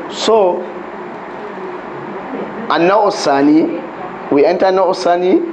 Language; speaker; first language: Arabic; non-native, fluent; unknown